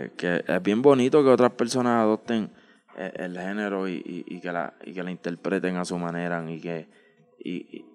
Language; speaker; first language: Spanish; native; Spanish